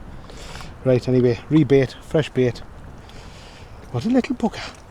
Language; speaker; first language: English; native; English